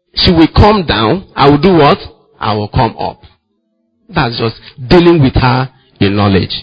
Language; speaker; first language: English; non-native, local second language; Igbo